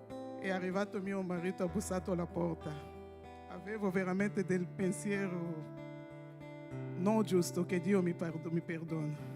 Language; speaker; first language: Italian; non-native, fluent; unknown